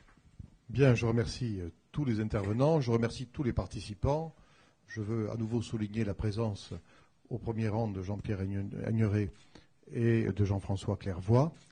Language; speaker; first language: French; native; French